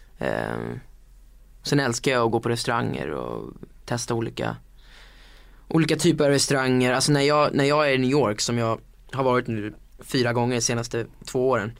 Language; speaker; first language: Swedish; native; Swedish